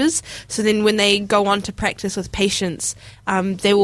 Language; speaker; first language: English; native; English